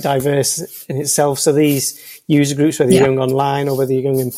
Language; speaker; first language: English; native; English